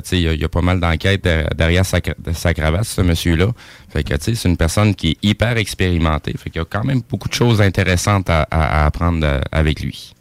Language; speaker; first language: French; native; French